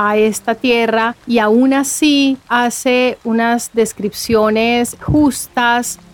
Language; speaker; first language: Spanish; native; Spanish